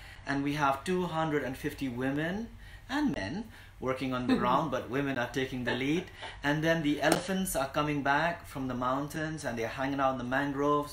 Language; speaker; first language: English; non-native, local second language; Khasi